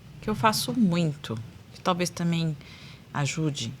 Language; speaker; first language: Portuguese; native; Portuguese